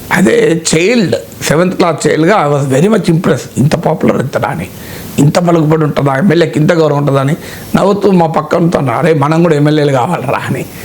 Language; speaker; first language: Telugu; native; Telugu